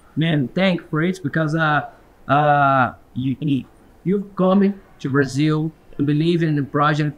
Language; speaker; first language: English; non-native, learner; Portuguese